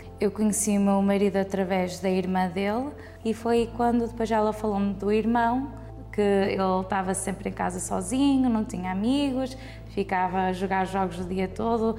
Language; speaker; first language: Portuguese; early bilingual, heritage; Portuguese